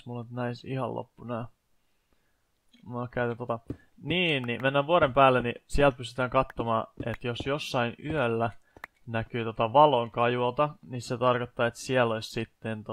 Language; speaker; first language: Finnish; native; Finnish